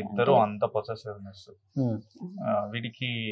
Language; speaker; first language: Telugu; non-native, local second language; Kannada